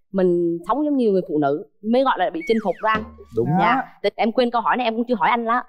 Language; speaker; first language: Vietnamese; native; Vietnamese